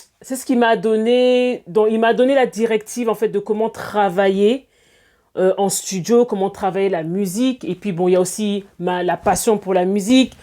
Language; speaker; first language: French; early bilingual, other home language; Lingala